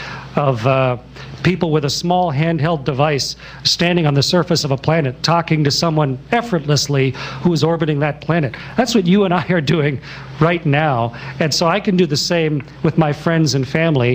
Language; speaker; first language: English; native; English